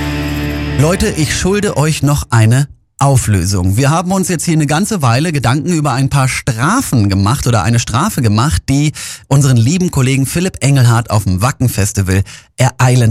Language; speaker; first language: German; native; German